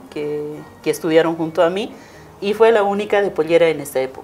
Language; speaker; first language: Spanish; non-native, local second language; Aymara